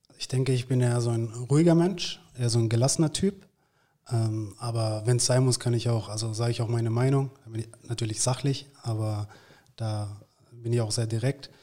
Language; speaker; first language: German; early bilingual, other home language; Turkish